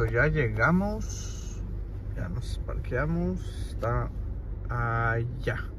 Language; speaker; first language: Spanish; early bilingual, heritage; Spanish